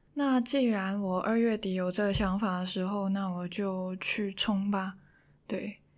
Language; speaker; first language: Chinese; non-native, local second language; Cantonese